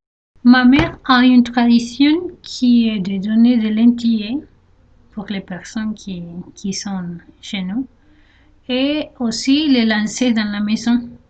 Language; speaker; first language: French; non-native, learner; Spanish